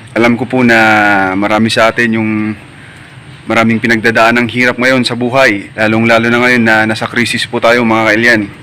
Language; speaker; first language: Filipino; non-native, local second language; Iloko